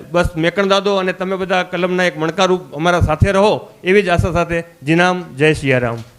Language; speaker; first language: Gujarati; non-native, local second language; Kachhi